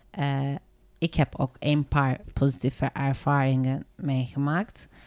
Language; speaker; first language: Dutch; non-native, learner; Turkish